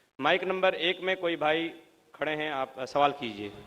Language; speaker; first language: Hindi; native; Hindi